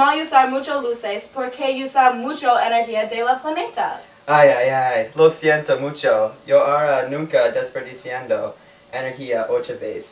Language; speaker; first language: Spanish; non-native, learner; English